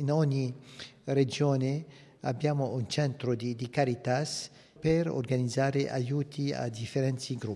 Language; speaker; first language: Italian; non-native, fluent; Arabic